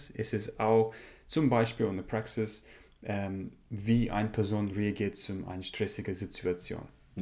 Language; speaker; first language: German; non-native, learner; English